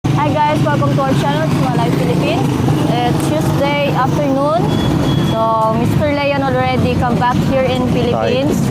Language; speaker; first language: English; non-native, learner; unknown